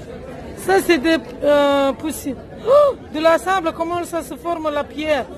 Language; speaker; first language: French; non-native, learner; Romanian